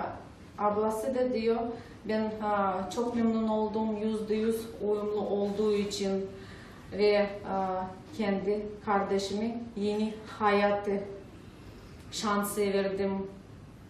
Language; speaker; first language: Turkish; non-native, learner; Russian